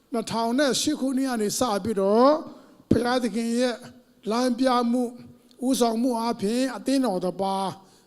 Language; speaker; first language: Burmese; non-native, local second language; Tedim Chin